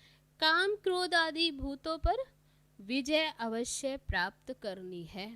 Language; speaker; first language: Hindi; native; Hindi